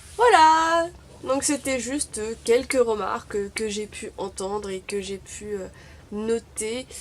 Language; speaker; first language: French; non-native, local second language; Arabic